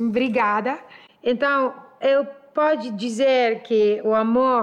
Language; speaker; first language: Portuguese; non-native, learner; Italian